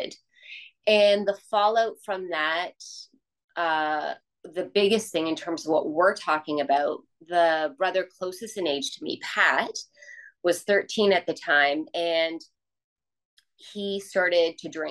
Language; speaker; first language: English; native; English